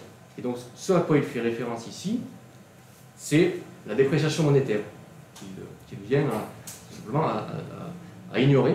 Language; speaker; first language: French; native; French